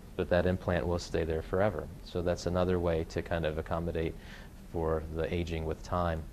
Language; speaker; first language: English; native; English